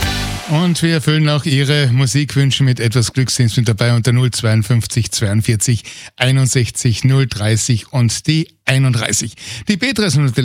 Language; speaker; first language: German; native; German